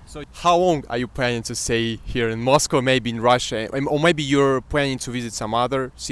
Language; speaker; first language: English; non-native, fluent; Russian